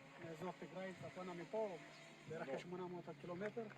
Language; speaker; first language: Hebrew; non-native, fluent; Amharic